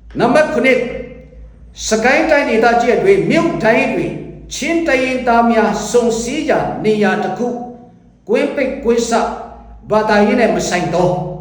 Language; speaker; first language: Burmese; non-native, local second language; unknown